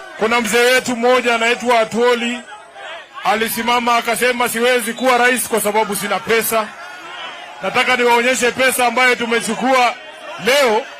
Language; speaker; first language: Swahili; non-native, local second language; Luyia